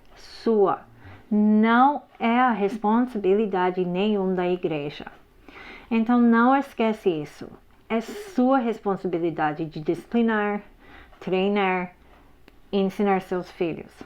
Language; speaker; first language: Portuguese; non-native, fluent; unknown